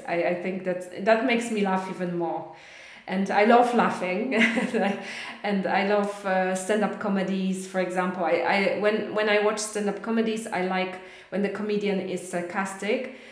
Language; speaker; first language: English; non-native, fluent; Polish